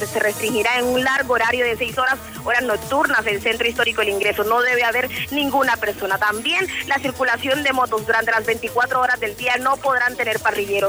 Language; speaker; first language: Spanish; native; Spanish